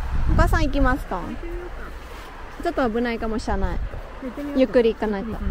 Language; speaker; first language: Japanese; non-native, fluent; Thai